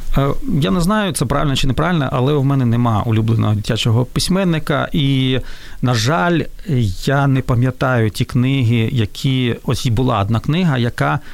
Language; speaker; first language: Ukrainian; non-native, local second language; Russian